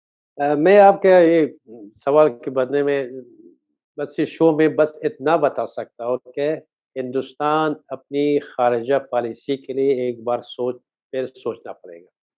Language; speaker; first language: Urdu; non-native, fluent; Persian